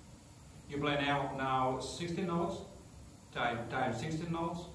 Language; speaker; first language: English; non-native, learner; Russian